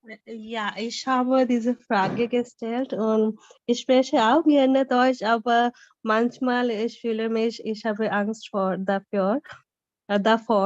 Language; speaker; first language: German; non-native, learner; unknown